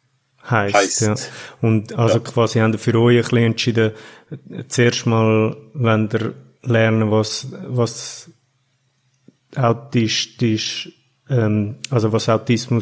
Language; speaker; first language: German; native; German